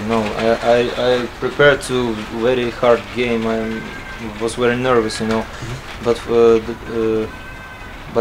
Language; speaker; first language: English; non-native, learner; Latvian